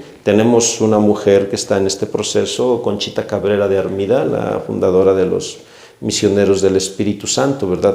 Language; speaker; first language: Spanish; native; Spanish